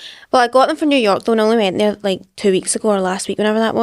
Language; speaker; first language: English; native; English